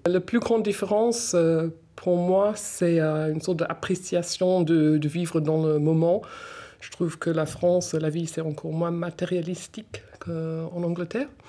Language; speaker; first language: French; non-native, fluent; English